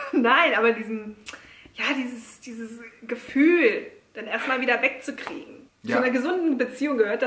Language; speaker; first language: German; native; German